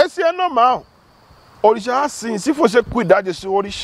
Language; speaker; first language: Portuguese; non-native, learner; Yoruba